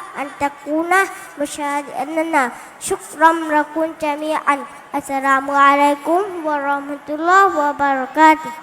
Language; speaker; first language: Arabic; non-native, learner; Thai